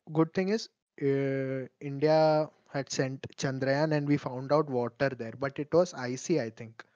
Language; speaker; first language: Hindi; non-native, local second language; Malayalam